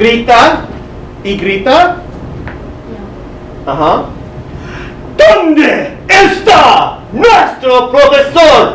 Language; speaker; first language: Spanish; non-native, fluent; English